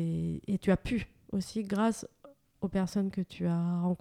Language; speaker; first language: French; native; French